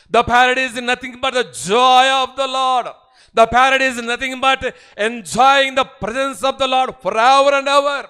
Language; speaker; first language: English; non-native, local second language; Telugu